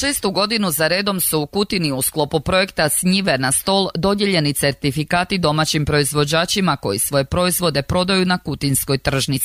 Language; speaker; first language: Serbian; native; Serbian